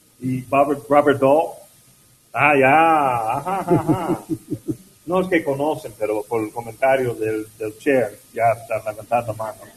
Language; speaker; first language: Spanish; non-native, fluent; English